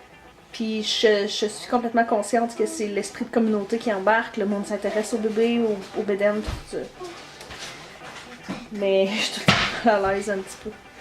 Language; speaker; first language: French; native; French